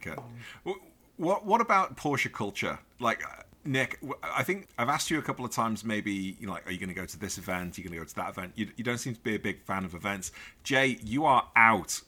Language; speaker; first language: English; native; English